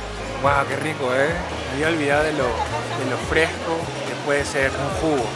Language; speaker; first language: Spanish; native; Spanish